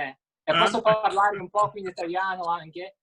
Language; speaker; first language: Italian; non-native, learner; English